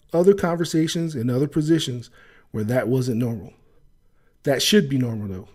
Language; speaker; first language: English; native; English